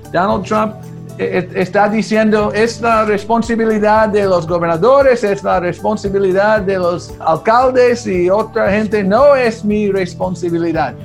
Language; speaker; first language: Spanish; early bilingual, heritage; Spanish